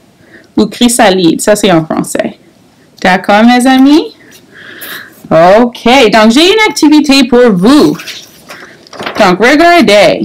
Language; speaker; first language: French; non-native, fluent; English